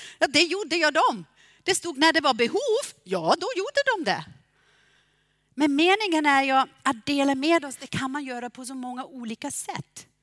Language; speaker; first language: Swedish; non-native, fluent; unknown